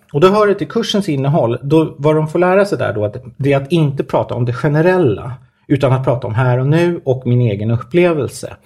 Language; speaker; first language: Swedish; native; Swedish